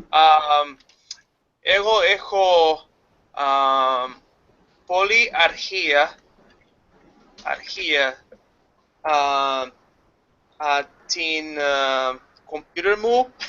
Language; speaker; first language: Greek; non-native, learner; English